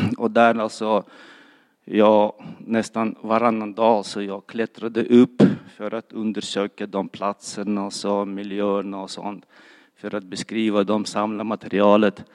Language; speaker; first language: Swedish; non-native, fluent; Kyrgyz